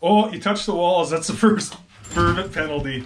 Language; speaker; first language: English; native; English